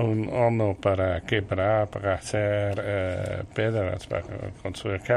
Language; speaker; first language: Spanish; non-native, learner; French